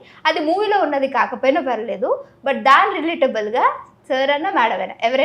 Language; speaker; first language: Telugu; native; Telugu